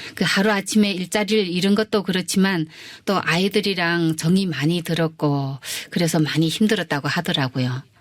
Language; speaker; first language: Korean; early bilingual, heritage; Korean